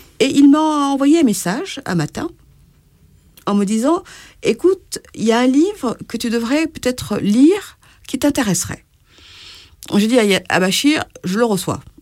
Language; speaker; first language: French; native; French